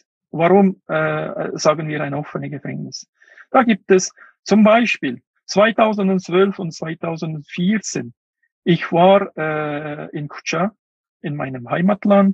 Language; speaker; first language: German; non-native, fluent; Uyghur